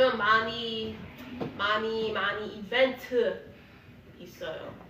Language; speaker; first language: Korean; non-native, learner; English